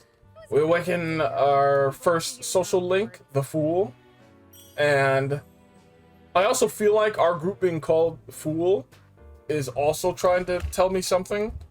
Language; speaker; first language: English; native; English